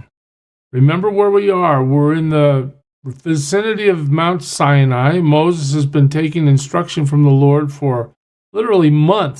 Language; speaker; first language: English; native; English